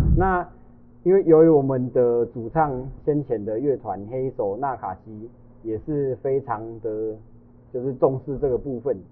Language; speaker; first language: Chinese; non-native, local second language; Min Nan Chinese